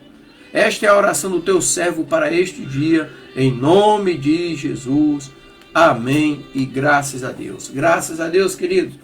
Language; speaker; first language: Portuguese; native; Portuguese